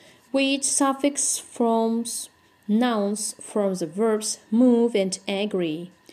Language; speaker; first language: English; non-native, fluent; Azerbaijani